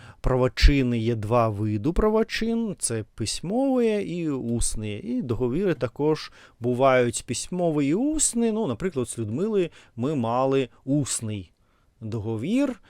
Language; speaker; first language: Ukrainian; non-native, learner; Russian